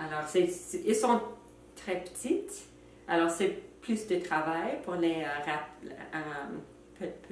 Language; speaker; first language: French; non-native, fluent; English